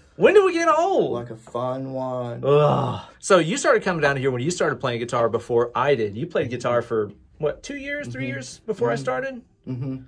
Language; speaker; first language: English; native; English